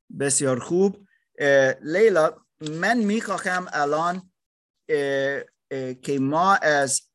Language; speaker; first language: Persian; non-native, learner; German